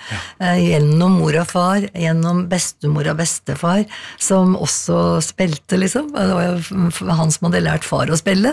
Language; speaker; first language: Norwegian; native; Norwegian